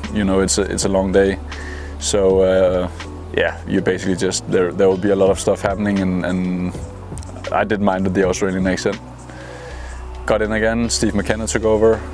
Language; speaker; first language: English; non-native, fluent; Danish